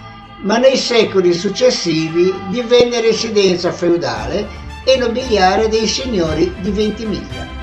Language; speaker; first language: Italian; native; Italian